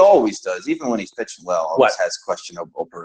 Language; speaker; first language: English; native; English